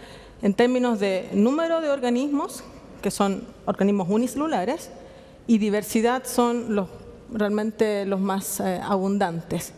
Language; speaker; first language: Spanish; native; Spanish